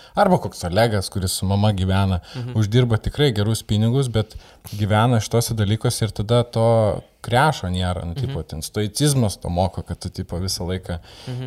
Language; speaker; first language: Lithuanian; native; Lithuanian